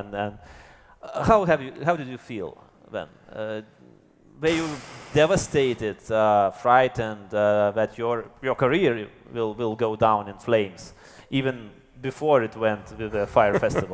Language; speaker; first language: English; non-native, fluent; Lithuanian